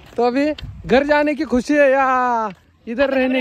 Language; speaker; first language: Hindi; non-native, local second language; Marathi